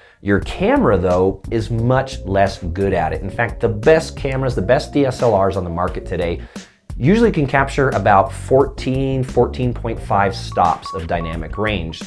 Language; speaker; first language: English; native; English